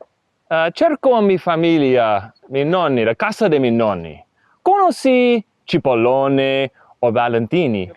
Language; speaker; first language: Italian; non-native, learner; English